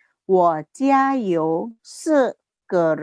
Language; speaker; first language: Chinese; non-native, fluent; Indonesian